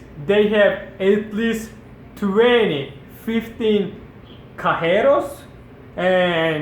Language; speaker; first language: English; non-native, fluent; Turkish